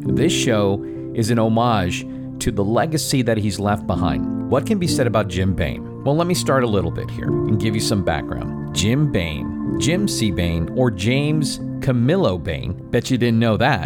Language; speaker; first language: English; native; English